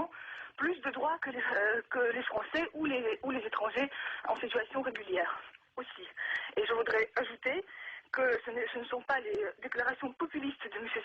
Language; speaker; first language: French; non-native, fluent; Russian